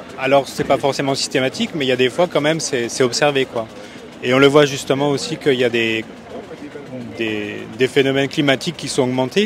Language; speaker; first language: French; native; French